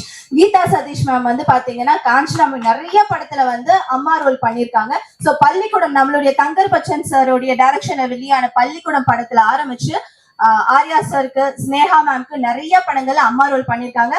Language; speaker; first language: Tamil; native; Tamil